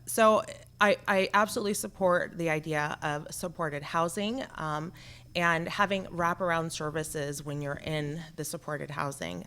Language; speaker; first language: English; native; English